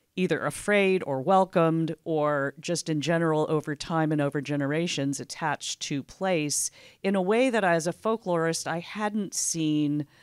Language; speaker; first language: English; native; English